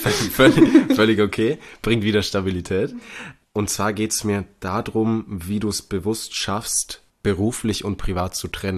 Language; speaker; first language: German; native; German